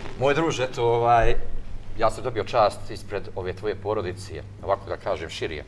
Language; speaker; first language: Bosnian; native; Bosnian